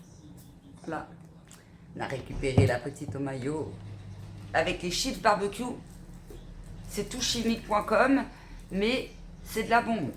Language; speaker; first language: French; native; French